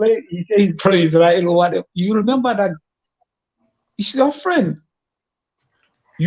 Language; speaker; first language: English; non-native, fluent; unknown